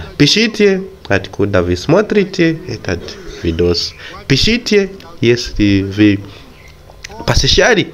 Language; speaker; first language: Russian; non-native, fluent; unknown